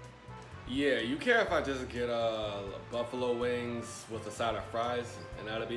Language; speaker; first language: English; native; English